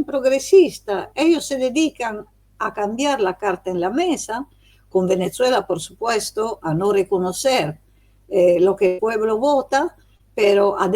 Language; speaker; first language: Spanish; non-native, fluent; Italian